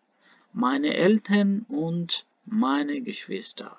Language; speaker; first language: German; non-native, learner; Baluchi